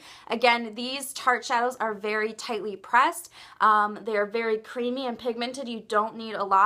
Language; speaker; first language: English; native; English